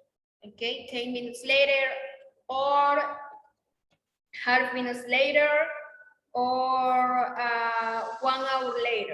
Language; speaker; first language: English; non-native, learner; Spanish